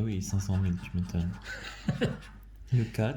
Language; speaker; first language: French; native; French